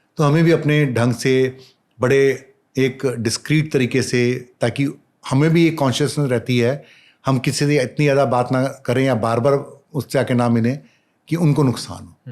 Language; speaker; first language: Hindi; native; Hindi